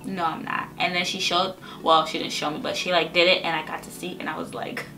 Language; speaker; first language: English; native; English